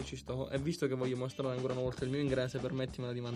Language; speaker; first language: Italian; native; Italian